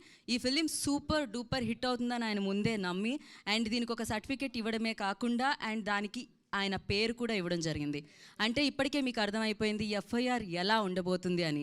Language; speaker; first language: Telugu; native; Telugu